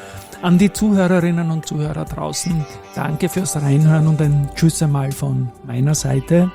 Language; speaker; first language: German; native; German